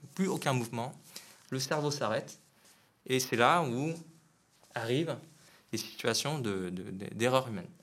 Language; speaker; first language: French; non-native, fluent; Vietnamese